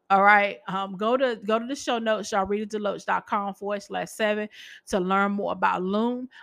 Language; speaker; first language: English; native; English